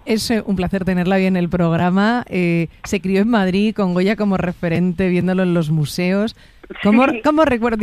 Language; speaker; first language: Spanish; native; Spanish